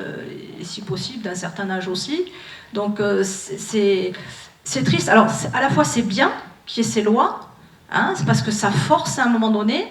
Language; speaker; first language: French; native; French